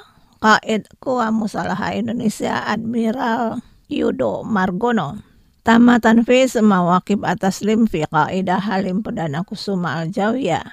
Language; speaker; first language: Arabic; non-native, fluent; Indonesian